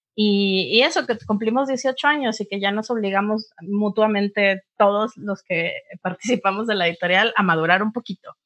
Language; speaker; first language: Spanish; native; Spanish